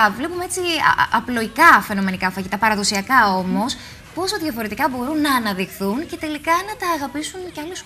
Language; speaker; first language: Greek; native; Greek